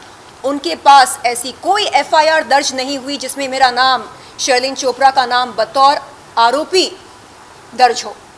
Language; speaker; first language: Hindi; native; Hindi